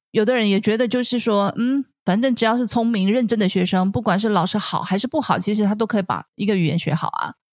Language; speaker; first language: Chinese; native; Chinese